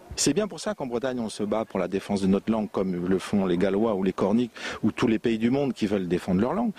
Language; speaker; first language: French; non-native, local second language; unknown